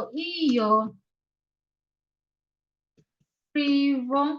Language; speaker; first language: Italian; non-native, learner; Igbo